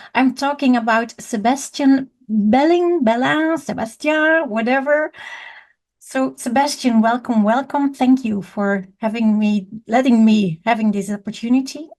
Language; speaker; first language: English; non-native, fluent; Dutch